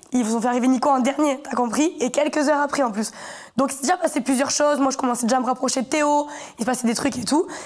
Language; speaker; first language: French; native; French